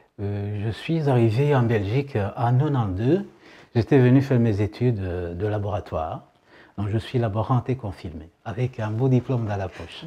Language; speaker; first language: French; non-native, local second language; Kinyarwanda